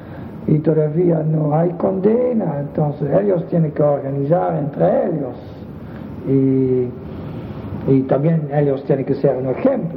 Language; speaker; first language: Spanish; non-native, fluent; Dutch